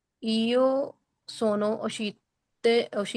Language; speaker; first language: Italian; non-native, learner; Punjabi